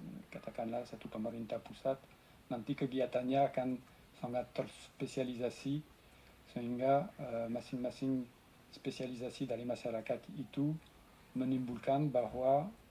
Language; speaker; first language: Indonesian; non-native, fluent; French